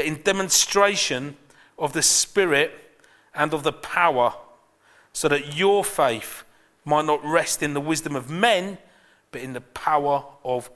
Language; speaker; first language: English; native; English